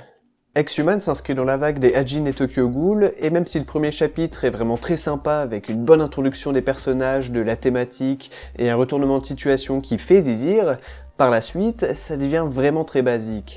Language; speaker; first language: French; native; French